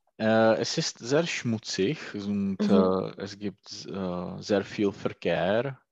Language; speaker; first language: German; non-native, learner; Czech